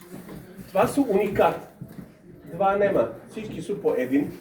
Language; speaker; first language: Bulgarian; non-native, learner; Serbian